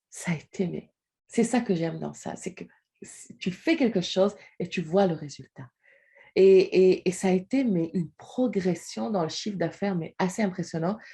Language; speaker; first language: French; non-native, local second language; Wolof